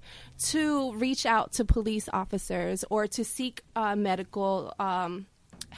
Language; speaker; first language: English; early bilingual, other home language; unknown